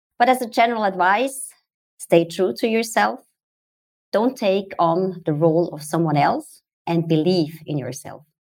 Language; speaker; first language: English; non-native, fluent; German